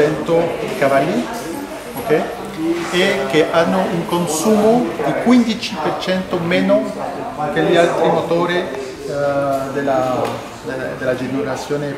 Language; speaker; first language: Italian; non-native, fluent; French